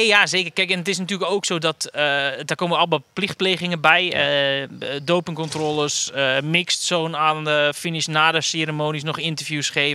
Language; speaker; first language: Dutch; native; Dutch